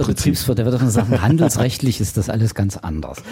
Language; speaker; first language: German; native; German